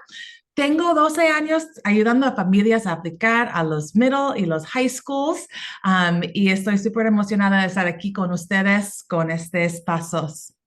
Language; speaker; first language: Spanish; non-native, fluent; English